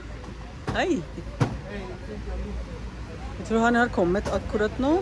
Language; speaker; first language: Norwegian; non-native, learner; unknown